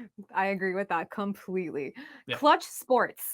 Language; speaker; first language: English; native; English